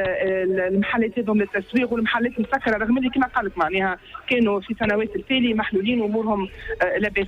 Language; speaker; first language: Arabic; native; Arabic